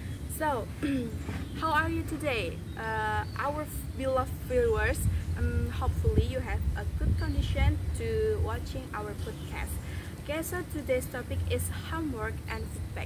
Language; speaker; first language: English; non-native, learner; Indonesian